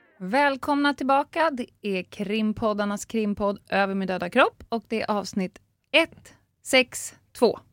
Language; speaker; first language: Swedish; native; Swedish